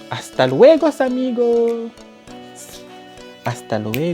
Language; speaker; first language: Spanish; non-native, learner; French